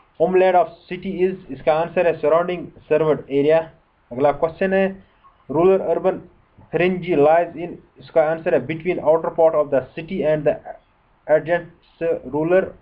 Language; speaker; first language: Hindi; non-native, local second language; Kashmiri